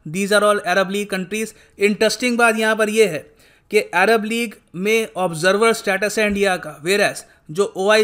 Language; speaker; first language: Hindi; native; Hindi